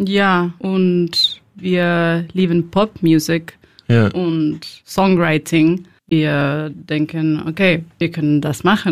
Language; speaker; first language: German; non-native, learner; Spanish